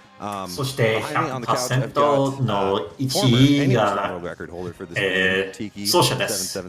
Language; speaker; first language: Japanese; non-native, learner; English